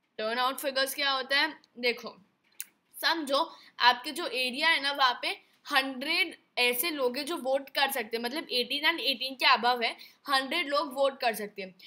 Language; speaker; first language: Hindi; native; Hindi